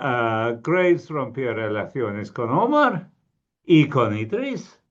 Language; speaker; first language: Spanish; non-native, fluent; English